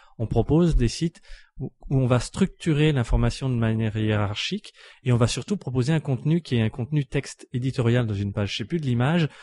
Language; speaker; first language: French; native; French